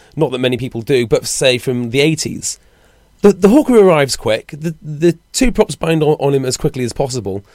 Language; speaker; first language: English; native; English